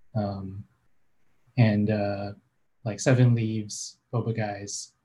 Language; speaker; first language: English; native; English